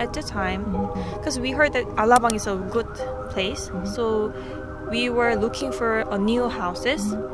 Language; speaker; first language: English; non-native, local second language; Korean